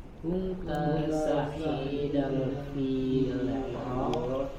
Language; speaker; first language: Arabic; non-native, learner; Indonesian